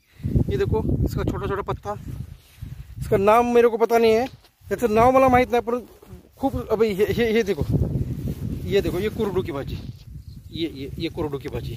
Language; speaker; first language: Hindi; non-native, local second language; Marathi